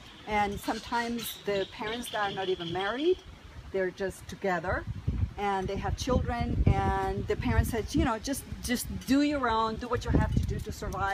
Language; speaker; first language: English; native; English